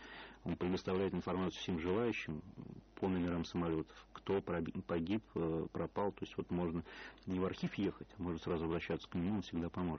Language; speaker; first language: Russian; native; Russian